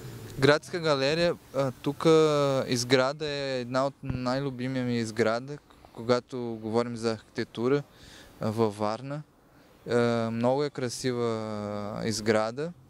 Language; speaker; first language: Bulgarian; non-native, learner; Portuguese